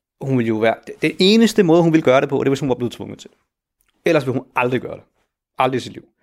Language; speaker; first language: Danish; early bilingual, other home language; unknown